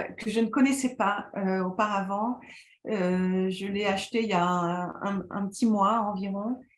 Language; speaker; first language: French; native; French